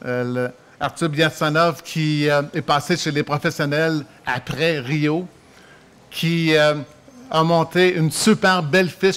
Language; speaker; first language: French; native; French